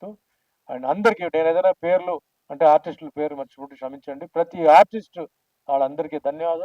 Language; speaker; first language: Telugu; native; Telugu